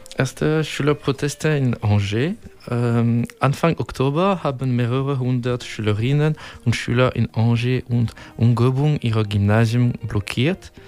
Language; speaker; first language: German; non-native, learner; French